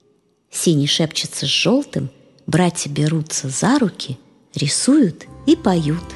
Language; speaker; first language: Russian; native; Russian